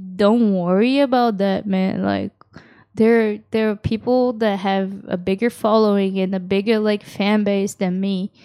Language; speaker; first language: English; early bilingual, other home language; Japanese